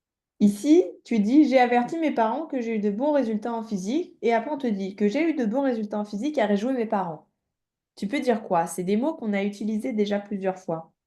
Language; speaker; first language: French; native; French